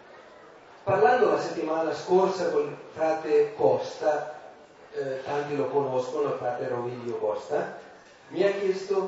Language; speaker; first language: Italian; non-native, learner; Portuguese